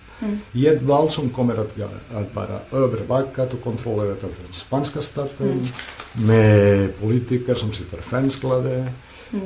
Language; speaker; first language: Swedish; non-native, fluent; Catalan